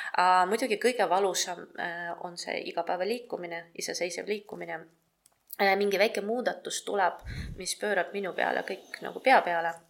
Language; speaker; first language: Estonian; non-native, local second language; Russian